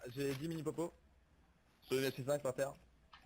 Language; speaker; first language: French; native; French